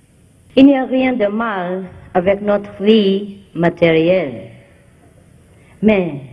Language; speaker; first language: French; non-native, fluent; Vietnamese